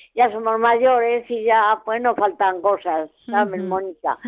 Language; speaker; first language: Spanish; native; Spanish